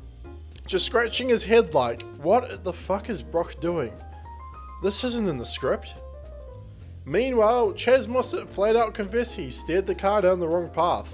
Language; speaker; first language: English; native; English